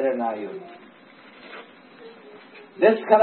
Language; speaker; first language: Japanese; non-native, learner; English